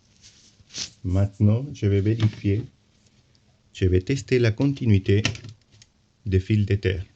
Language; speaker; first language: French; non-native, fluent; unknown